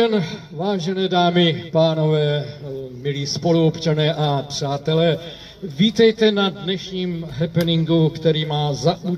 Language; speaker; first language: Czech; native; Czech